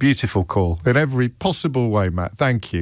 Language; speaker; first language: English; native; English